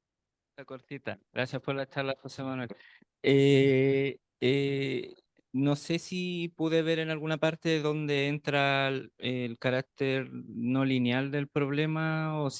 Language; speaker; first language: Spanish; native; Spanish